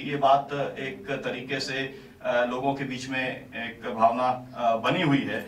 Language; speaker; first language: Hindi; native; Hindi